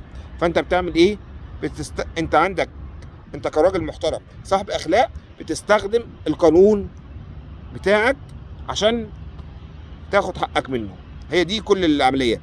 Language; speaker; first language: Arabic; native; Arabic